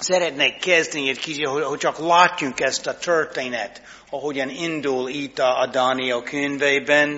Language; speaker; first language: Hungarian; non-native, fluent; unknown